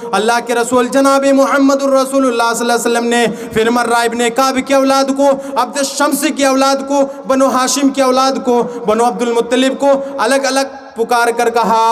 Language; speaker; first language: Urdu; non-native, local second language; Bangla